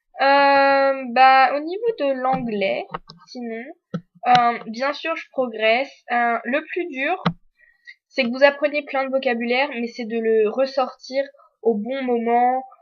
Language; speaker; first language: French; native; French